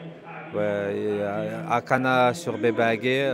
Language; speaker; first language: French; non-native, learner; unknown